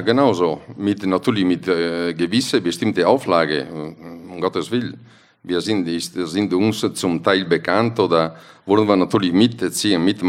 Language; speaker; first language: German; non-native, fluent; Italian